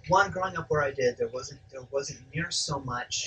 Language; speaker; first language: English; native; English